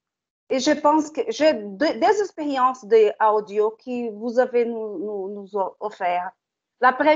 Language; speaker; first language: French; non-native, learner; Portuguese